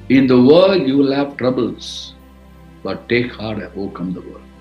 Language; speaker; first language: English; non-native, local second language; Tamil